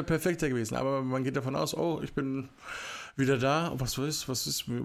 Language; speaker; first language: German; native; German